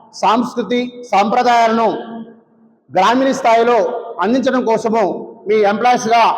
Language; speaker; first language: Telugu; non-native, local second language; Lambadi